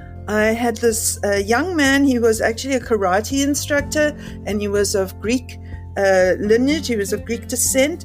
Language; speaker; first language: English; native; English